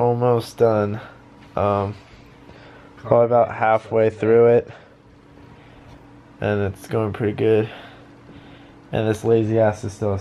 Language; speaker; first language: English; native; English